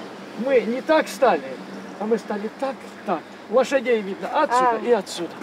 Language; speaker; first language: Russian; non-native, local second language; Ukrainian